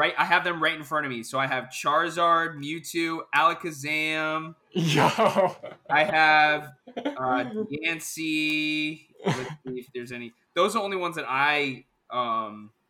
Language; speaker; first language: English; native; English